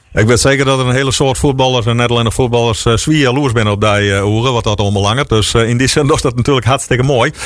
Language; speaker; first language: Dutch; non-native, local second language; Western Frisian